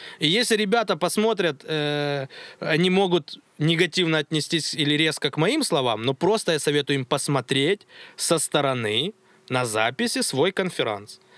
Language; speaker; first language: Russian; native; Russian